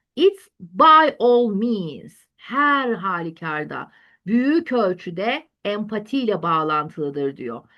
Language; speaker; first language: English; non-native, fluent; Turkish